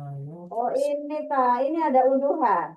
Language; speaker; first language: Indonesian; native; Indonesian